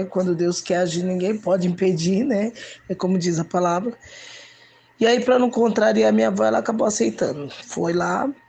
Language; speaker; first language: Portuguese; native; Portuguese